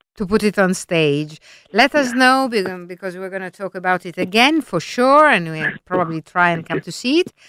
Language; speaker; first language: English; non-native, fluent; Italian